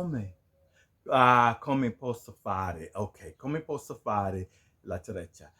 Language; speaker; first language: Italian; non-native, learner; English